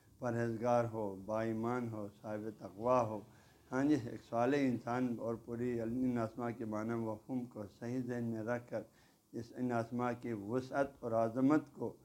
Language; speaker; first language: Urdu; non-native, local second language; Balti